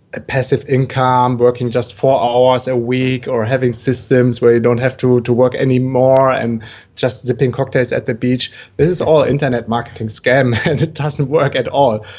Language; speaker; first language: English; non-native, fluent; German